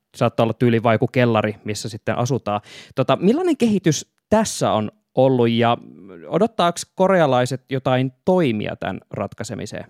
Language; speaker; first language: Finnish; native; Finnish